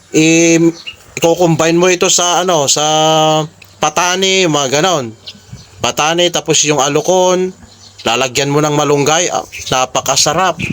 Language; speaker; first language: Filipino; non-native, local second language; Iloko